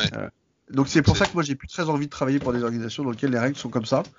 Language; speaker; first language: French; native; French